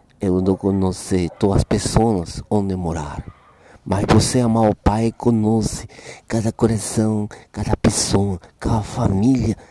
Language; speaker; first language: Portuguese; non-native, learner; Spanish